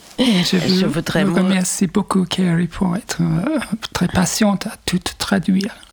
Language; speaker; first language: French; non-native, fluent; English